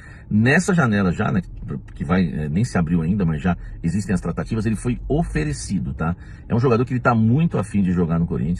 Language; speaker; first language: Portuguese; native; Portuguese